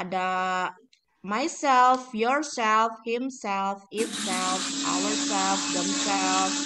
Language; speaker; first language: English; non-native, fluent; Indonesian